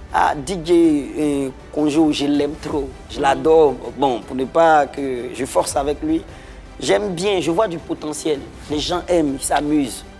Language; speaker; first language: French; non-native, local second language; Baoulé